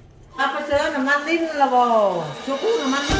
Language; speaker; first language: Korean; non-native, learner; Lao